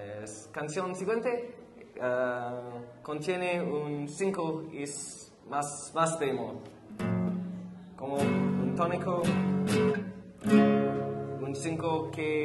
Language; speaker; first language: Spanish; non-native, learner; English